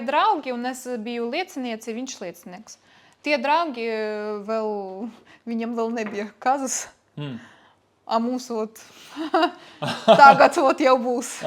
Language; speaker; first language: Latvian; non-native, local second language; Russian